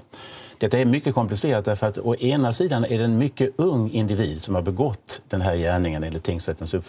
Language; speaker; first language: Swedish; native; Swedish